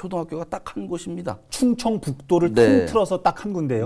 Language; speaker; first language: Korean; native; Korean